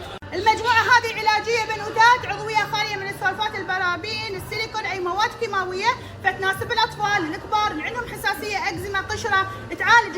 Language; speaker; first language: Arabic; native; Arabic